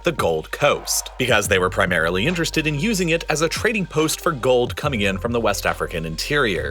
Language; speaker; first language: English; native; English